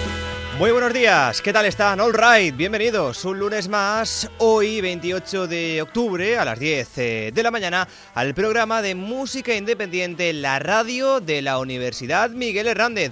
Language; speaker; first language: Spanish; native; Spanish